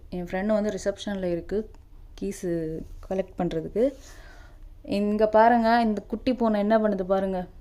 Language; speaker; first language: Tamil; non-native, local second language; Telugu